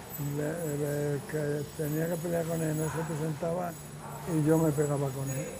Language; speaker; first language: Spanish; native; Spanish